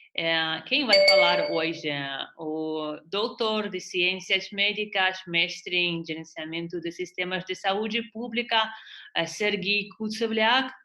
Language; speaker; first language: Portuguese; non-native, fluent; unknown